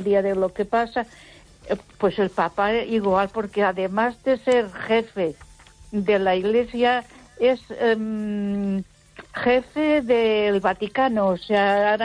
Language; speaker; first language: Spanish; non-native, local second language; Catalan